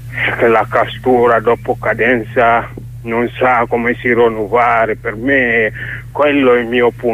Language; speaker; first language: Italian; non-native, learner; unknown